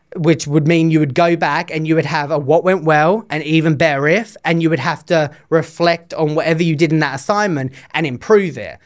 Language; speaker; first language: English; native; English